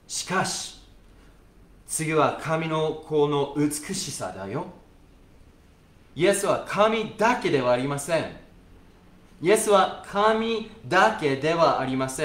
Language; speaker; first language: Japanese; non-native, fluent; English